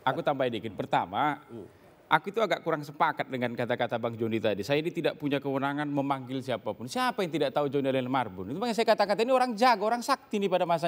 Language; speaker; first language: Indonesian; native; Indonesian